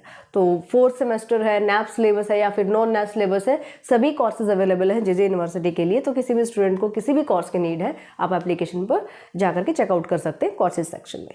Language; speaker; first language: Hindi; native; Hindi